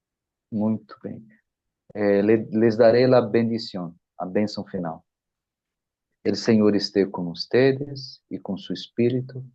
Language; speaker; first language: Spanish; non-native, fluent; Portuguese